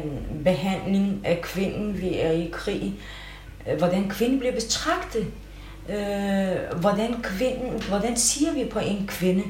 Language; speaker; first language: Danish; non-native, fluent; Kurdish